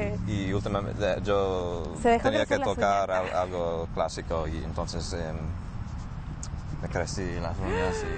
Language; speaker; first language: Spanish; non-native, fluent; English